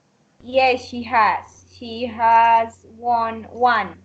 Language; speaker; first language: English; non-native, learner; Spanish